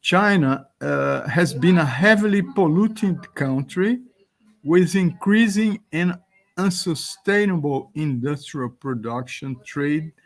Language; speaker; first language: English; non-native, fluent; Portuguese